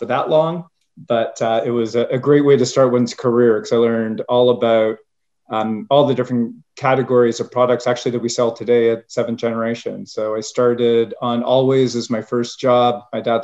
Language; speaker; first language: English; native; English